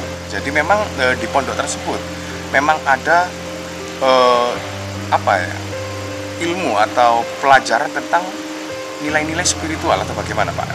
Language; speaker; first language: Indonesian; native; Indonesian